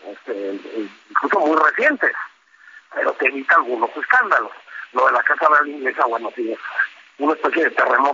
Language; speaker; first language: Spanish; native; Spanish